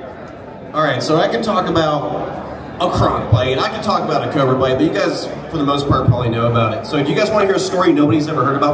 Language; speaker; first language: English; native; English